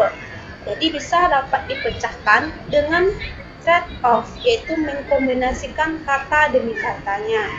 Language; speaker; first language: Indonesian; native; Indonesian